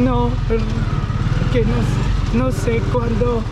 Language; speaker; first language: Spanish; non-native, learner; Filipino